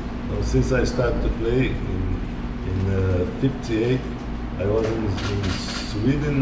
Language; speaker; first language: English; non-native, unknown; Portuguese